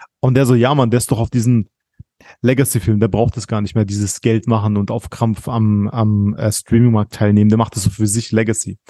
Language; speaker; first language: German; early bilingual, other home language; Arabic